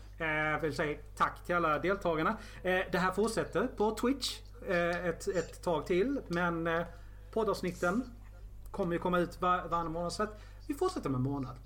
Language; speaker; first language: Swedish; native; Swedish